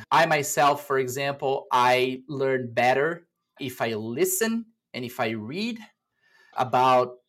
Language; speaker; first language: English; non-native, fluent; Portuguese